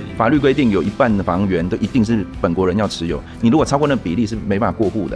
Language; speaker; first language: Chinese; native; Chinese